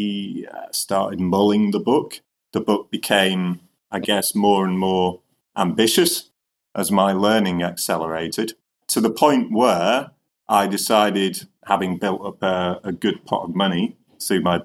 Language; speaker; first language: English; native; English